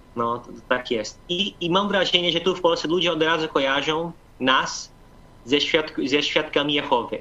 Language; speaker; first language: Polish; non-native, fluent; Portuguese